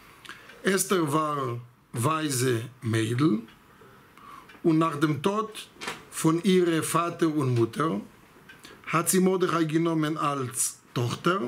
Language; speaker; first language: German; non-native, fluent; Hebrew